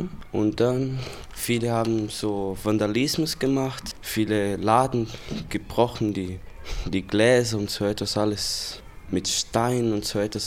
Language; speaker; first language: German; early bilingual, heritage; Portuguese